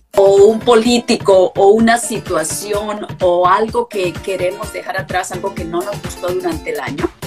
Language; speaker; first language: Spanish; native; Spanish